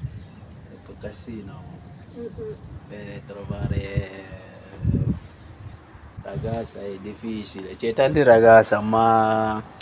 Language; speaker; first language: Italian; non-native, learner; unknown